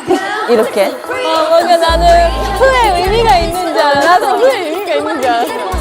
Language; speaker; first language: Korean; non-native, fluent; Japanese